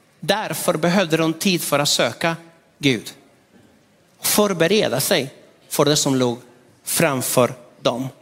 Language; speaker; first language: Swedish; non-native, fluent; Spanish